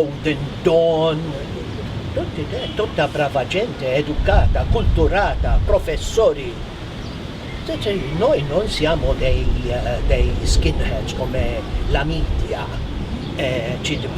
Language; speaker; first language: Italian; non-native, fluent; Maltese